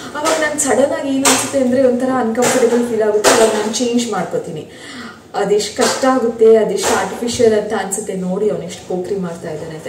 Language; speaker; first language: Kannada; non-native, local second language; Tulu